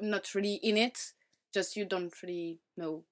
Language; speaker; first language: English; non-native, fluent; French